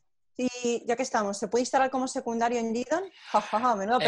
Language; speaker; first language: Spanish; native; Spanish